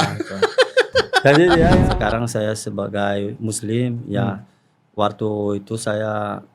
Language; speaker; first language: Indonesian; non-native, fluent; Portuguese